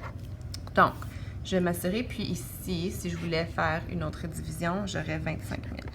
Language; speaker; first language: French; native; French